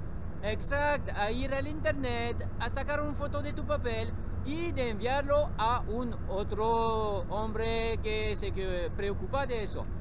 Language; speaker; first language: Spanish; non-native, learner; French